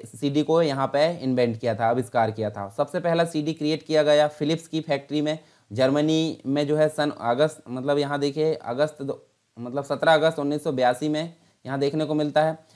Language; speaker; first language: Hindi; native; Hindi